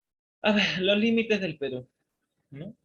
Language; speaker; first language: Spanish; native; Spanish